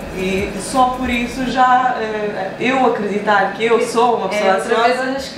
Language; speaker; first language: Portuguese; non-native, local second language; Kabuverdianu